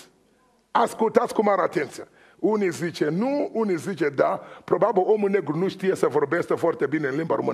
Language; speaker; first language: Romanian; non-native, fluent; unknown